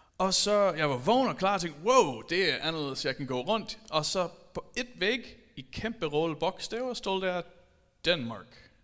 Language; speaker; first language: Danish; non-native, fluent; English